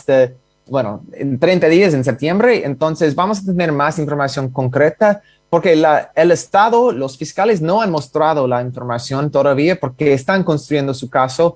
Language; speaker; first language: Spanish; non-native, fluent; English